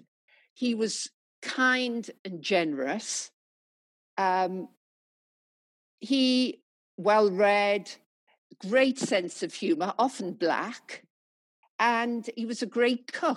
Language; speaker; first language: English; native; English